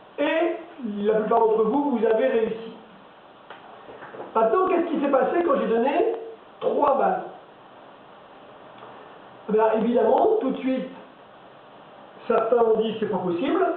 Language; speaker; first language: French; native; French